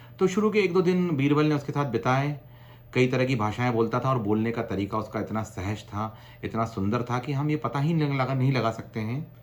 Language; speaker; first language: Hindi; non-native, local second language; Gujarati